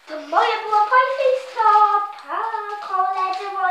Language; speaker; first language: Polish; early bilingual, heritage; Polish